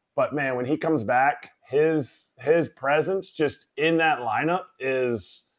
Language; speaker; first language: English; native; English